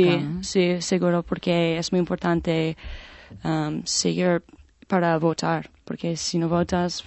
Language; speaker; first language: Spanish; non-native, fluent; English